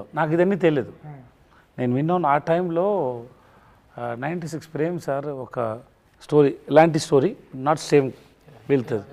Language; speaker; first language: Telugu; non-native, learner; Tamil